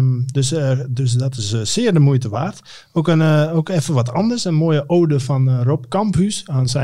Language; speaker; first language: Dutch; native; Dutch